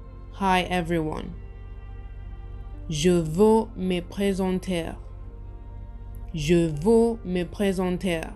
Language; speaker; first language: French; non-native, learner; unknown